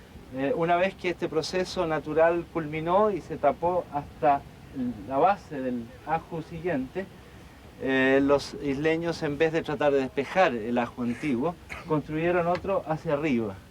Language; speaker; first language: Spanish; native; Spanish